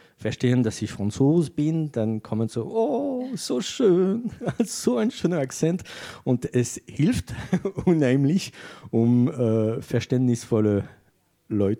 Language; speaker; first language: German; non-native, fluent; French